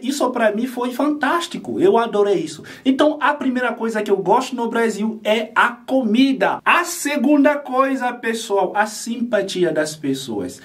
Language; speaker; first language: Portuguese; non-native, fluent; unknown